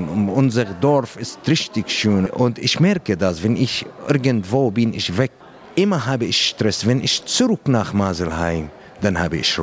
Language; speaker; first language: German; non-native, learner; Arabic